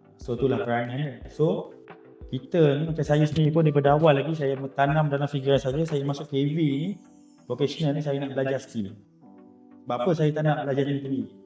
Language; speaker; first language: Malay; native; Malay